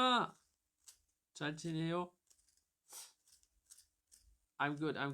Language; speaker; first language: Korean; non-native, learner; German